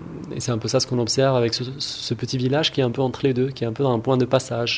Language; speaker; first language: French; non-native, local second language; Arabic